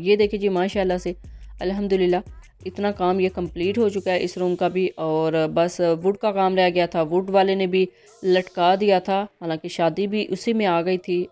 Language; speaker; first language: Urdu; non-native, local second language; Punjabi